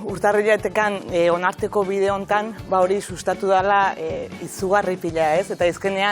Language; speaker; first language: Basque; native; Basque